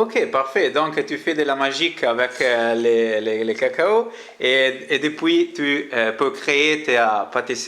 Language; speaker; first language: French; non-native, learner; Italian